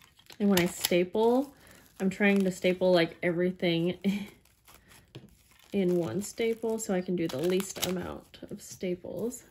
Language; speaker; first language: English; native; English